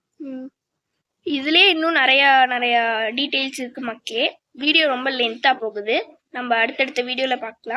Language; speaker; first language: Tamil; native; Tamil